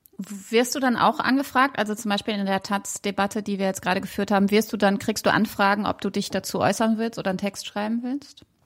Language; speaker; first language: German; native; German